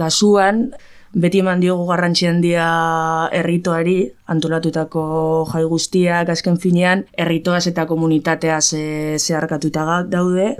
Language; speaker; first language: Basque; native; Basque